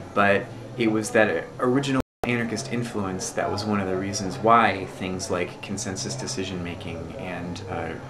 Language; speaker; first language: English; native; English